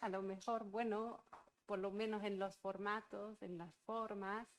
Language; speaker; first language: Spanish; non-native, fluent; German